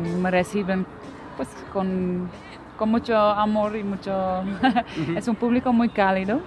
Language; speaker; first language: Spanish; non-native, fluent; Dutch